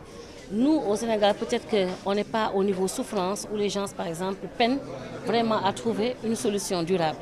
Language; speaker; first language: French; non-native, local second language; Wolof